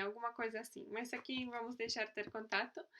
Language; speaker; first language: Portuguese; non-native, fluent; Polish